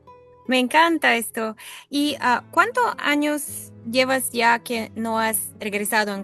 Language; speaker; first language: Spanish; non-native, fluent; Bulgarian